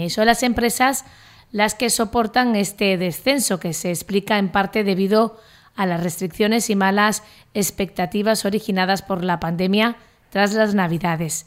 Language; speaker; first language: Spanish; native; Spanish